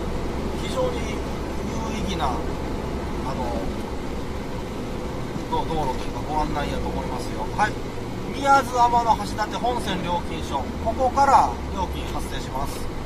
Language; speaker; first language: Japanese; native; Japanese